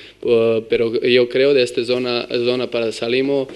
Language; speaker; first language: Spanish; non-native, learner; Serbian